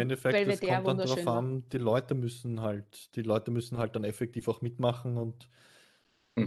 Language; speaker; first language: German; native; German